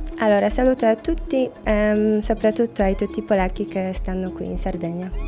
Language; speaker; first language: Italian; non-native, fluent; Polish